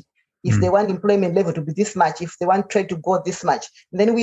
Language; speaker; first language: English; non-native, local second language; Shona